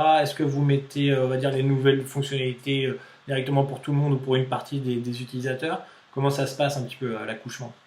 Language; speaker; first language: French; native; French